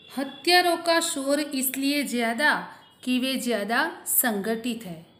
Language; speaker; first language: Hindi; non-native, local second language; Gujarati